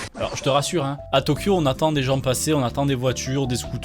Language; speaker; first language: French; native; French